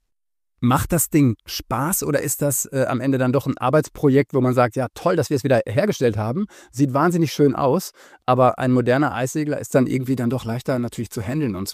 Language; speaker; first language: German; native; German